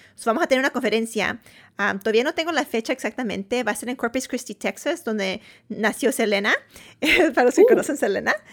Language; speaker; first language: Spanish; early bilingual, heritage; Spanish